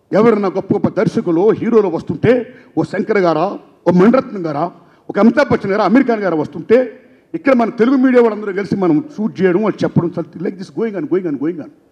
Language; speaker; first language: Telugu; native; Telugu